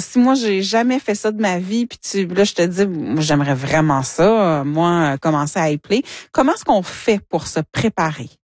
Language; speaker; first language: French; native; French